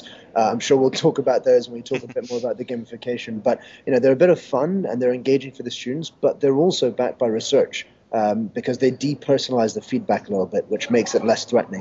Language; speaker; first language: English; native; English